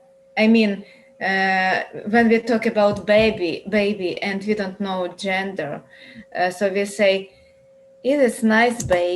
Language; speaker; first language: English; non-native, learner; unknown